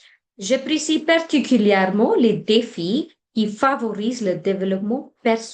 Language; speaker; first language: French; non-native, fluent; Hindi